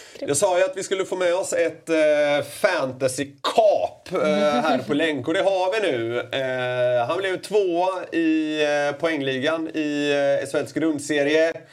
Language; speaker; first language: Swedish; native; Swedish